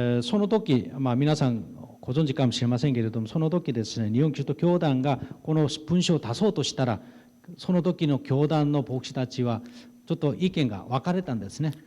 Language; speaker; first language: Japanese; non-native, fluent; Korean